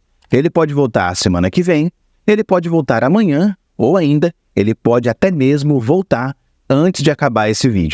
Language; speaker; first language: Portuguese; native; Portuguese